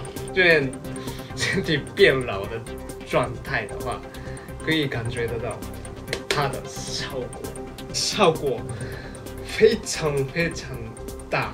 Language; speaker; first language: Chinese; non-native, fluent; Japanese